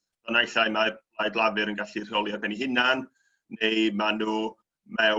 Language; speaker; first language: Welsh; native; Welsh